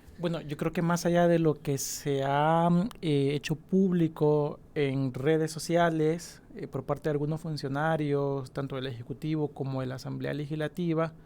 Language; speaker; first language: Spanish; native; Spanish